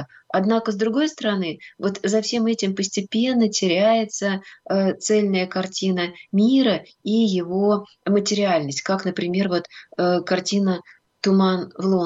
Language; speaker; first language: Russian; native; Russian